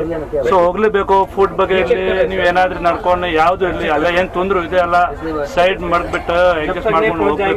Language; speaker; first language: Kannada; non-native, fluent; Marwari